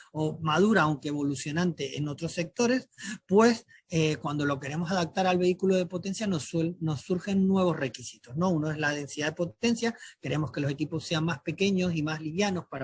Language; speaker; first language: Spanish; native; Spanish